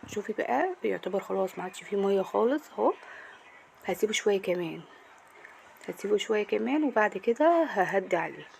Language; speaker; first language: Arabic; native; Arabic